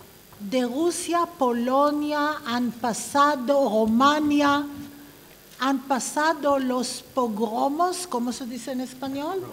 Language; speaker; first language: Spanish; non-native, fluent; Hebrew